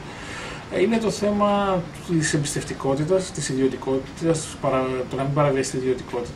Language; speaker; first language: Greek; native; Greek